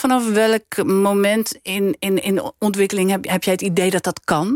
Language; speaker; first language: Dutch; native; Dutch